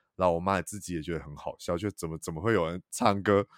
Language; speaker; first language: Chinese; native; Chinese